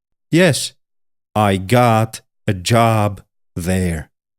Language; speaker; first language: English; non-native, fluent; Polish